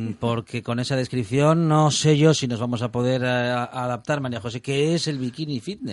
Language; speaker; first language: Spanish; native; Spanish